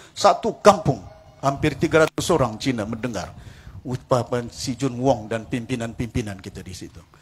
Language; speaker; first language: Malay; non-native, local second language; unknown